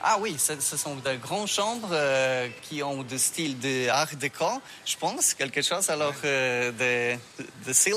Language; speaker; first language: French; non-native, learner; Polish